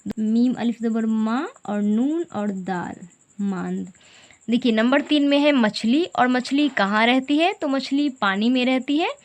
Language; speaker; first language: Hindi; native; Hindi